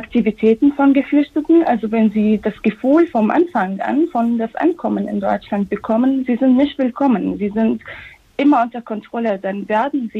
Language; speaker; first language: German; non-native, fluent; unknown